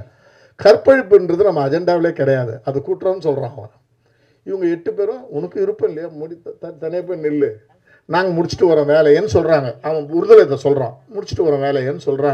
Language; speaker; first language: Tamil; native; Tamil